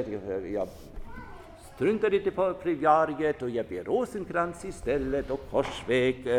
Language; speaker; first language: Swedish; non-native, fluent; German